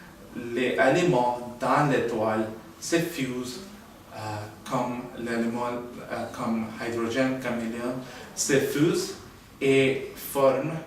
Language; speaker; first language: French; non-native, learner; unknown